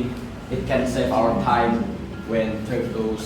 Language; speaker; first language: English; non-native, learner; Indonesian